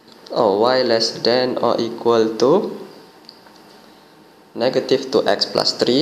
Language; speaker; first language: English; non-native, local second language; Malay